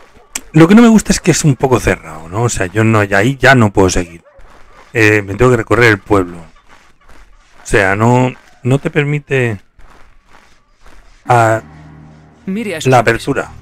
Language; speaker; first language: Spanish; native; Spanish